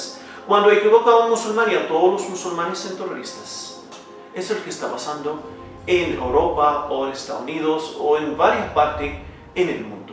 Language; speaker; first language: Spanish; non-native, fluent; Arabic